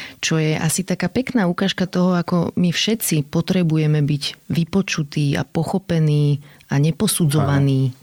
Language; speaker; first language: Slovak; native; Slovak